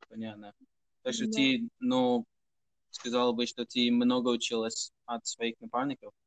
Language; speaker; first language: Russian; non-native, fluent; English